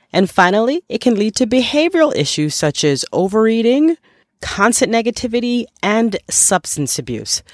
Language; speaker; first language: English; native; English